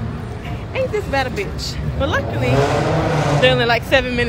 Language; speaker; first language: English; native; English